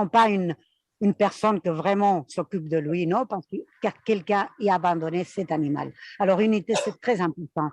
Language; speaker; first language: French; non-native, fluent; Spanish